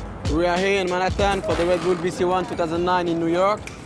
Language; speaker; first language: English; non-native, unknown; French